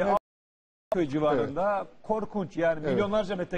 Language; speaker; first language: Turkish; native; Turkish